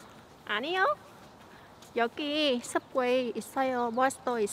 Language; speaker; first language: Korean; non-native, learner; Vietnamese